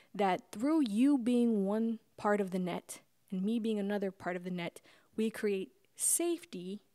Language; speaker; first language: English; native; English